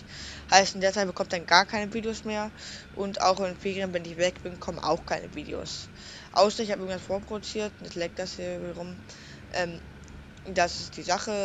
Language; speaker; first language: German; native; German